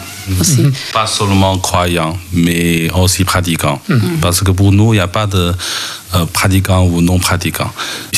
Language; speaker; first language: French; non-native, fluent; Chinese